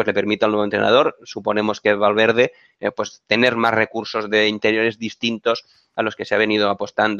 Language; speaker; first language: Spanish; native; Spanish